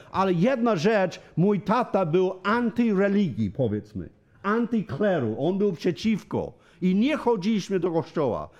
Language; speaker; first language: Polish; non-native, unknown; English